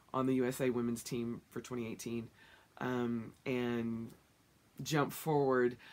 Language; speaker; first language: English; native; English